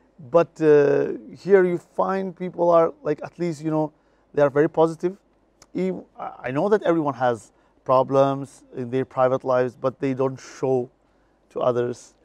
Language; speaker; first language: English; non-native, fluent; Turkish